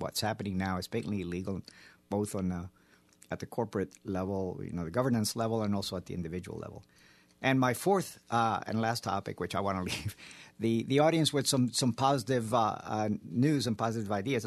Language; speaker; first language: English; early bilingual, other home language; Spanish